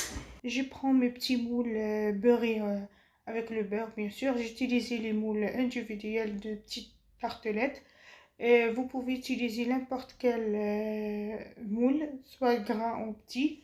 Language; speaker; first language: French; non-native, fluent; Arabic